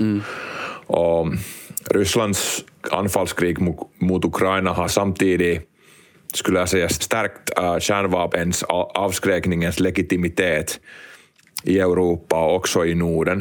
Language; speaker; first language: Swedish; non-native, local second language; Finnish